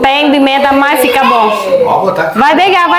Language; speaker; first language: Portuguese; non-native, learner; Vietnamese